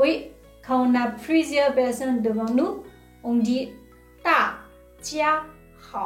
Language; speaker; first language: French; non-native, fluent; Chinese